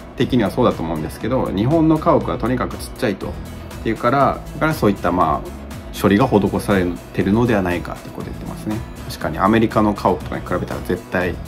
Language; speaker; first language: Japanese; native; Japanese